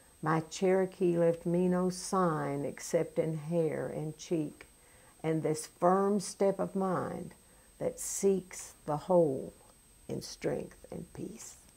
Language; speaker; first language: English; native; English